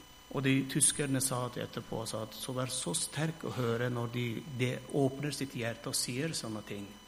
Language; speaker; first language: Swedish; non-native, learner; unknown